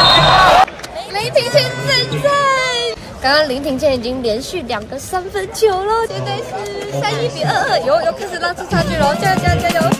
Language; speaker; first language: Chinese; native; Chinese